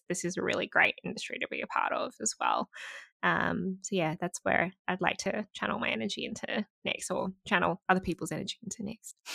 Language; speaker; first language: English; native; English